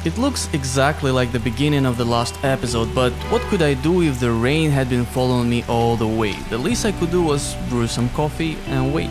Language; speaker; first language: English; non-native, fluent; Russian